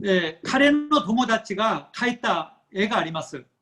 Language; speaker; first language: Japanese; non-native, fluent; Korean